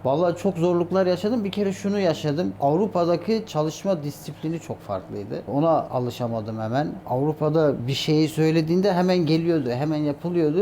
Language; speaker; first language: Turkish; early bilingual, heritage; Turkish